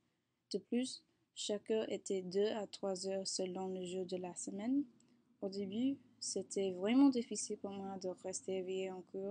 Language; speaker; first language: French; non-native, learner; English